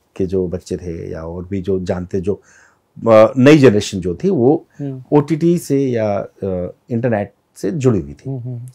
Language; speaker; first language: Hindi; native; Hindi